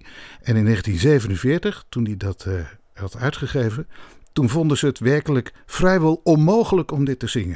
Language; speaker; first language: Dutch; native; Dutch